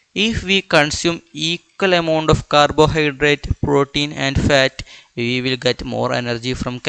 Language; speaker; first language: English; non-native, local second language; Malayalam